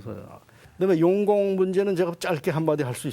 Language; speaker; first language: Korean; native; Korean